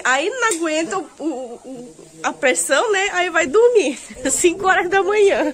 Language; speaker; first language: Portuguese; native; Portuguese